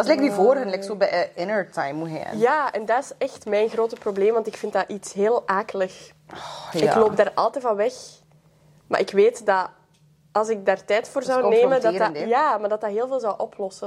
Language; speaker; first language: Dutch; native; Dutch